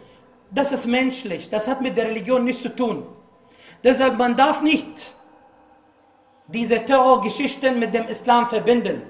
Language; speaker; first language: German; non-native, fluent; Arabic